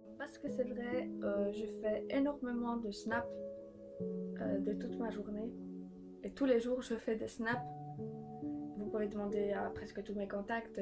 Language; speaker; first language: French; early bilingual, other home language; Polish